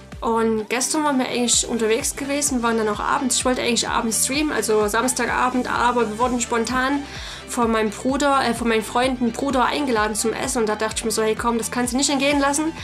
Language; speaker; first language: German; native; German